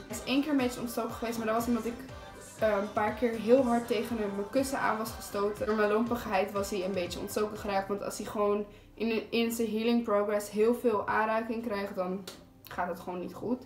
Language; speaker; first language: Dutch; native; Dutch